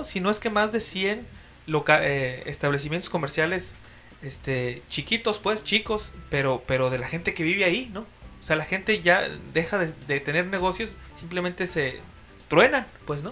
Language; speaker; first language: Spanish; native; Spanish